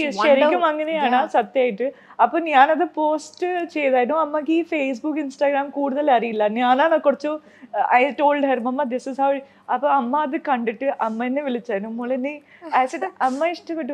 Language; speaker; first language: Malayalam; non-native, local second language; Punjabi